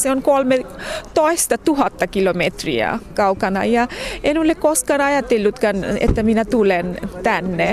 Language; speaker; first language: Finnish; non-native, fluent; Bangla